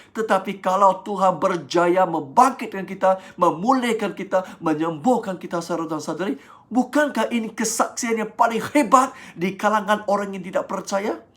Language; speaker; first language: Malay; non-native, local second language; Chinese